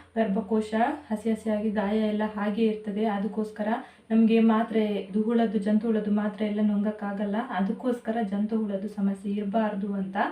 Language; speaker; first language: Kannada; non-native, local second language; Tulu